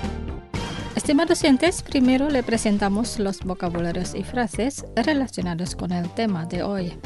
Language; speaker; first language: Spanish; non-native, fluent; Indonesian